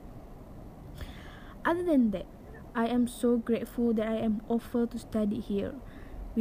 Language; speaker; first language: English; non-native, local second language; Malay